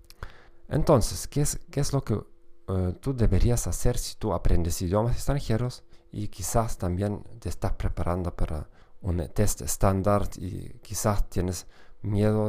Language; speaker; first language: Spanish; non-native, fluent; German